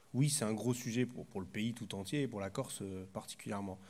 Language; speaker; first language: French; native; French